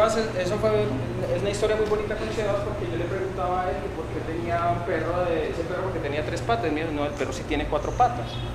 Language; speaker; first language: Spanish; native; Spanish